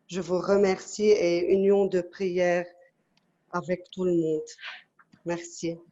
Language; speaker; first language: French; non-native, local second language; Arabic